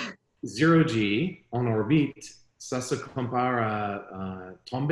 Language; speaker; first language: French; non-native, learner; English